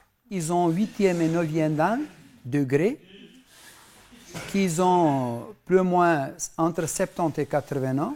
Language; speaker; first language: French; non-native, fluent; Macedonian